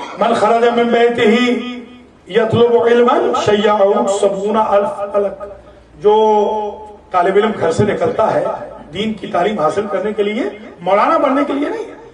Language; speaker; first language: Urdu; native; Urdu